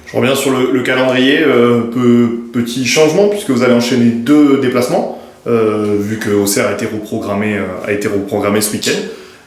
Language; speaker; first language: French; native; French